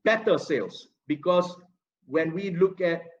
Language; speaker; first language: English; non-native, local second language; Malay